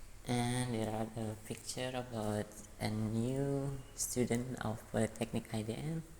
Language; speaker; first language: English; non-native, learner; Indonesian